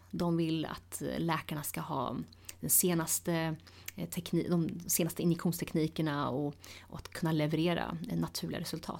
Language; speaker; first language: Swedish; early bilingual, other home language; Tigrinya